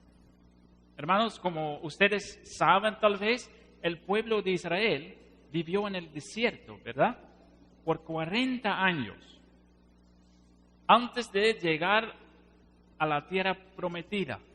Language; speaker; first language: Spanish; non-native, fluent; Dutch